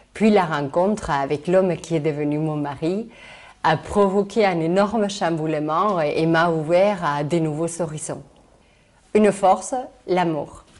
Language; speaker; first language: French; non-native, fluent; Spanish